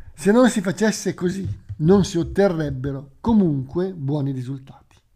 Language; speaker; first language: Italian; native; Italian